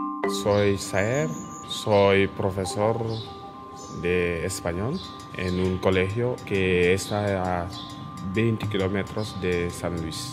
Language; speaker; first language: Spanish; non-native, fluent; Wolof